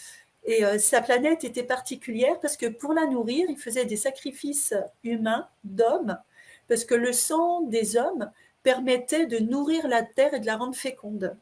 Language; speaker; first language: French; native; French